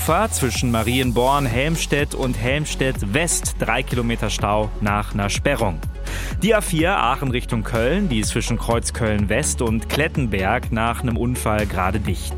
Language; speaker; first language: German; native; German